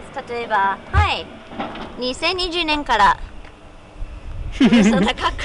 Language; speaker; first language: Japanese; non-native, fluent; English